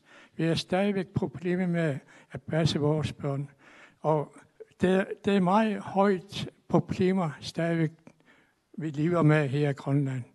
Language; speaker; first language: Danish; non-native, local second language; Kalaallisut